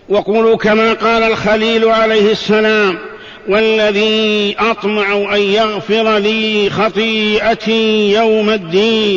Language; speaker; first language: Arabic; native; Arabic